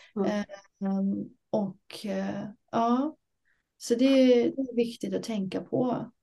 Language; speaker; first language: Swedish; non-native, fluent; Persian